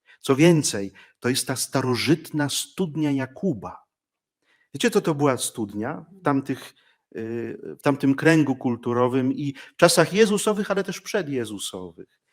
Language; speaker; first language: Polish; native; Polish